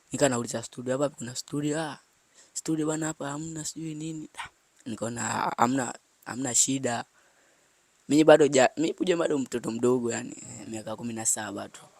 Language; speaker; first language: Swahili; native; Swahili